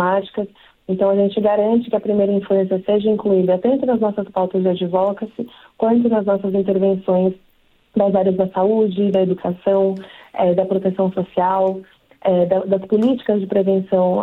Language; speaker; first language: Portuguese; native; Portuguese